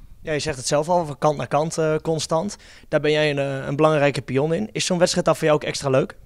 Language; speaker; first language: Dutch; native; Dutch